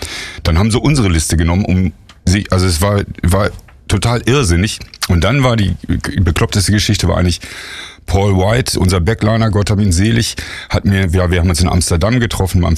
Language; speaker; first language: German; native; German